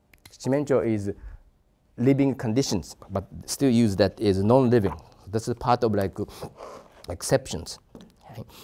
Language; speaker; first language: English; non-native, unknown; Japanese